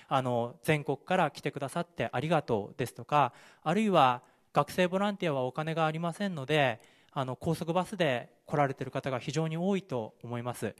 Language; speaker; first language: Japanese; native; Japanese